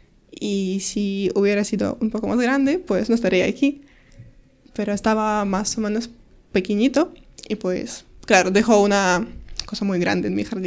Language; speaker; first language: Spanish; non-native, learner; Ukrainian